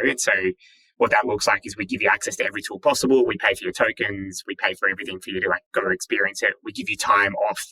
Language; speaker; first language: English; native; English